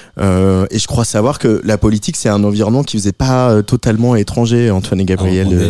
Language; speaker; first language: French; native; French